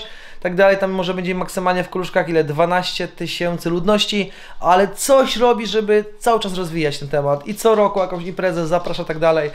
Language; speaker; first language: Polish; native; Polish